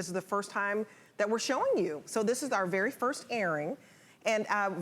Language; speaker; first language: English; native; English